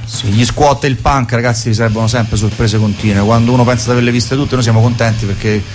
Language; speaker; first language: Italian; native; Italian